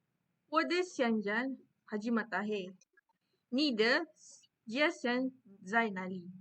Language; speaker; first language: Chinese; non-native, learner; Malay